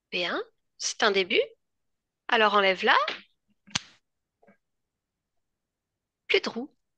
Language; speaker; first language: French; native; French